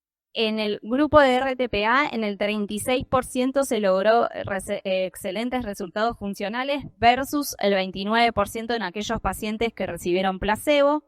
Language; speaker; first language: Spanish; native; Spanish